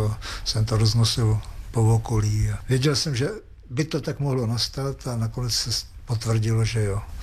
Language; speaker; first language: Czech; native; Czech